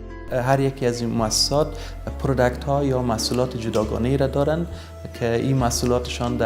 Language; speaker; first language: Persian; native; Persian